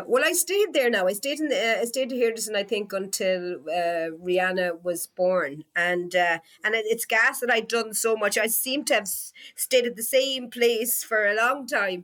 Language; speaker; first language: English; native; English